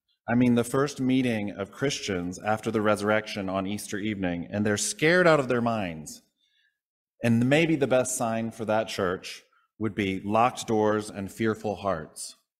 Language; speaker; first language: English; native; English